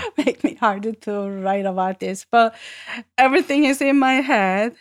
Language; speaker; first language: English; non-native, learner; Korean